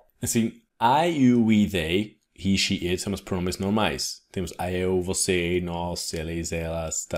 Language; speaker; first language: Portuguese; non-native, fluent; English